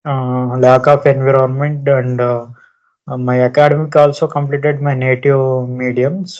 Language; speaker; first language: English; non-native, learner; Telugu